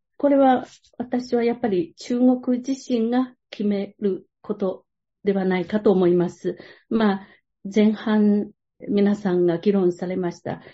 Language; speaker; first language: Japanese; non-native, fluent; Chinese